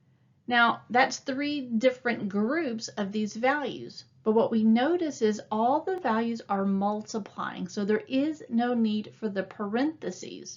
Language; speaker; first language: English; native; English